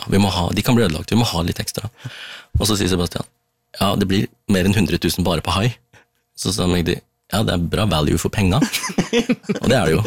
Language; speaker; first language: Norwegian; early bilingual, other home language; Tamil